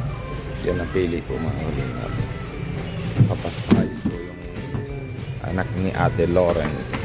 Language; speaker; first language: Filipino; non-native, local second language; Bikol